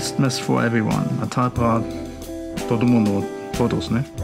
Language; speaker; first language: Portuguese; non-native, fluent; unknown